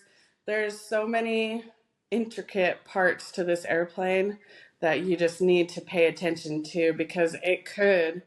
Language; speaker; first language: English; native; English